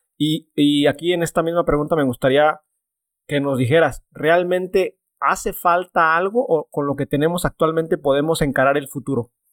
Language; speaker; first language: Spanish; native; Spanish